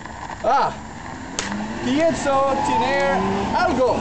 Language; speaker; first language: Spanish; non-native, learner; English